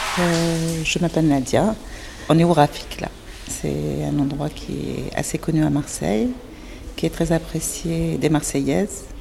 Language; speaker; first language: French; non-native, local second language; Arabic